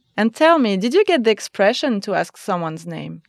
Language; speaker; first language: English; non-native, fluent; French